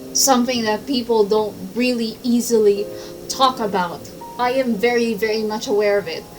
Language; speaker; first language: English; non-native, local second language; Filipino